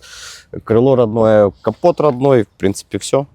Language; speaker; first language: Russian; native; Russian